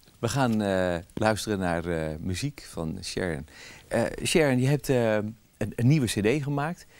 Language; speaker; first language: Dutch; native; Dutch